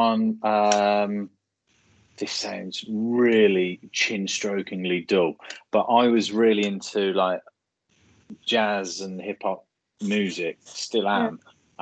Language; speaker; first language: English; native; English